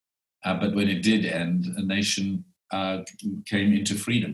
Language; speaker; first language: English; native; English